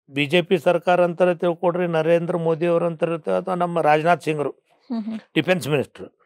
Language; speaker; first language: Kannada; native; Kannada